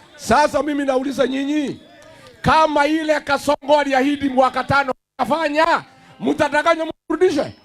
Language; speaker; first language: Swahili; non-native, local second language; Kikuyu